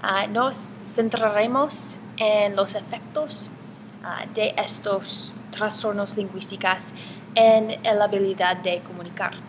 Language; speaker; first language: Spanish; non-native, learner; English